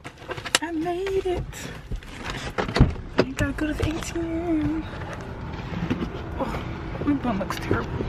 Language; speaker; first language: English; native; English